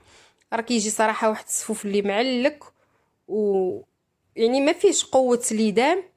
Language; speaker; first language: Arabic; native; Arabic